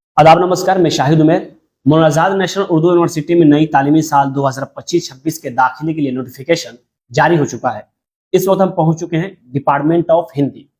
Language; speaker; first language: Hindi; native; Hindi